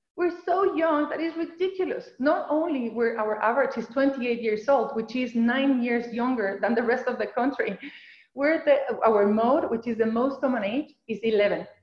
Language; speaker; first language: English; non-native, fluent; Spanish